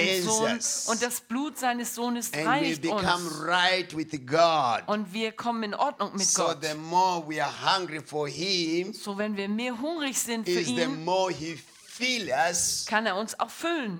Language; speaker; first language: German; non-native, learner; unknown